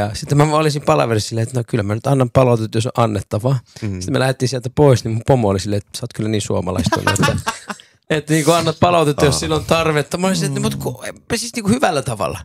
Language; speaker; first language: Finnish; early bilingual, other home language; Persian